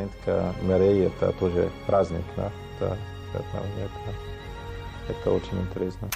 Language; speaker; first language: Russian; non-native, fluent; German